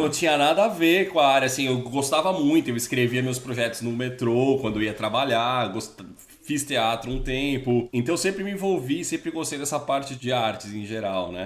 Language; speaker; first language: Portuguese; native; Portuguese